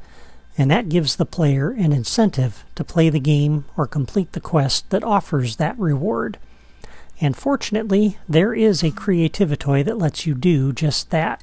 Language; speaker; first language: English; native; English